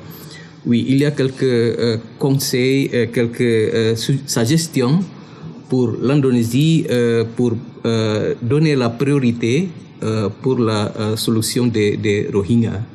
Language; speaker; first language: French; non-native, fluent; Indonesian